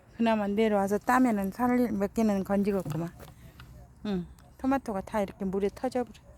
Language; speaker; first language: Korean; native; Korean